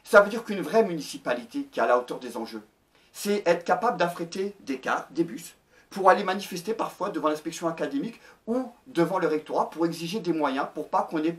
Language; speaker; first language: French; native; French